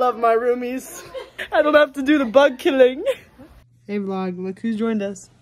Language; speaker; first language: English; native; English